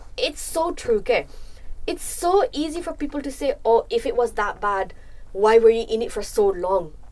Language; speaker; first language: English; non-native, local second language; Nepali